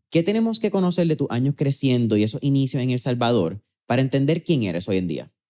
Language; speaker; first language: Spanish; native; Spanish